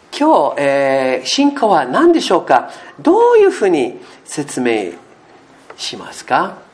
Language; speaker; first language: Japanese; non-native, learner; English